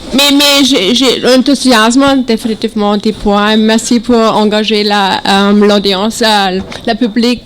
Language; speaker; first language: French; non-native, learner; German